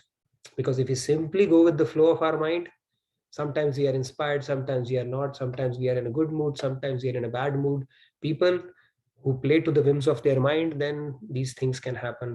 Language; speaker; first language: English; non-native, local second language; Hindi